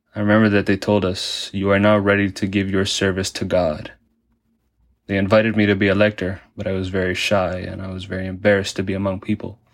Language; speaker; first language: English; early bilingual, other home language; Spanish